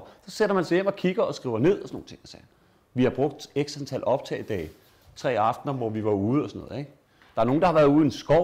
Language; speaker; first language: Danish; native; Danish